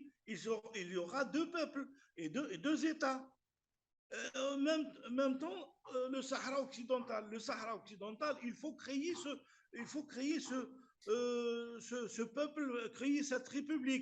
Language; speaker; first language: French; non-native, local second language; Arabic